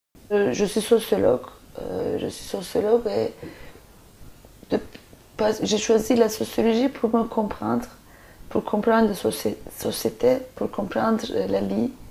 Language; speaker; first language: French; non-native, fluent; Turkish